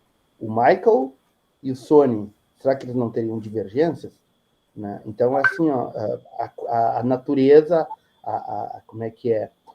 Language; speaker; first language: Portuguese; native; Portuguese